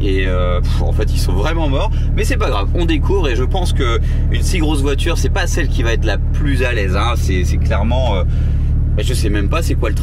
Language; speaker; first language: French; native; French